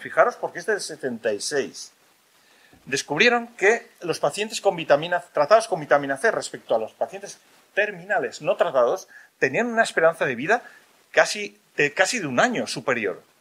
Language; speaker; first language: Spanish; native; Spanish